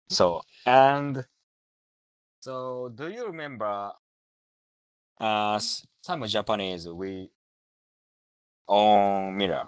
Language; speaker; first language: English; non-native, learner; Japanese